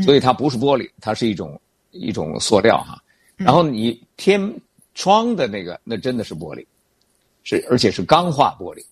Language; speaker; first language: Chinese; native; Chinese